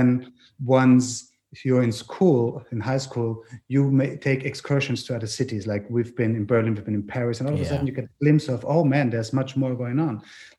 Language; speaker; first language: English; non-native, fluent; German